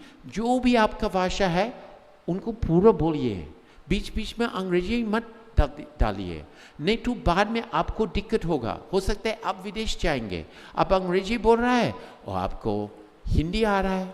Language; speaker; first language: Hindi; non-native, fluent; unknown